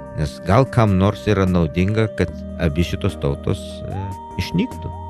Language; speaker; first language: Lithuanian; native; Lithuanian